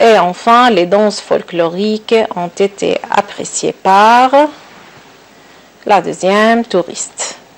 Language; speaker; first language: French; non-native, local second language; Arabic